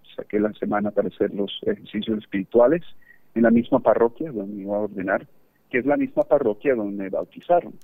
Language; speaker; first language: Spanish; early bilingual, heritage; Spanish